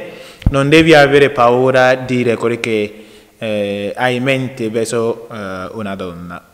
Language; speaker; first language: Italian; non-native, learner; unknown